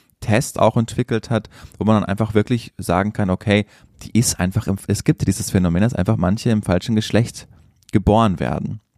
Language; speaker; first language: German; native; German